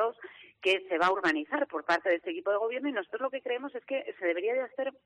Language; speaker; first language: Spanish; native; Spanish